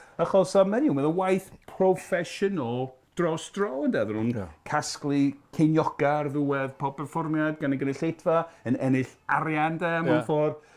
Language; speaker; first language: Welsh; non-native, fluent; English